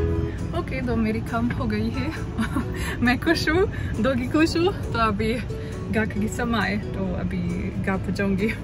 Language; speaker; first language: Hindi; non-native, learner; German